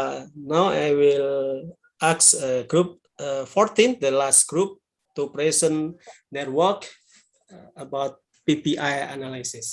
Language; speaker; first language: English; non-native, learner; Indonesian